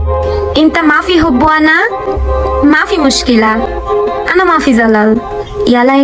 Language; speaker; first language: Arabic; non-native, learner; Bangla